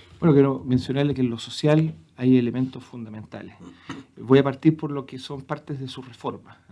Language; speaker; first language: Spanish; native; Spanish